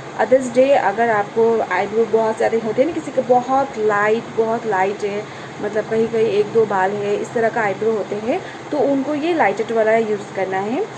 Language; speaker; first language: Hindi; non-native, local second language; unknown